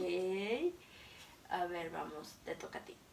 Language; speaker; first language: Spanish; native; Spanish